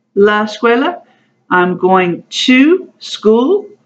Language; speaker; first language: Spanish; non-native, learner; English